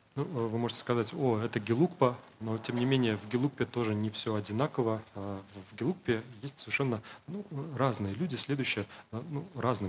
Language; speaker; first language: Russian; native; Russian